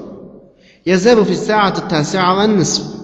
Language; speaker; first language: Arabic; non-native, fluent; Uyghur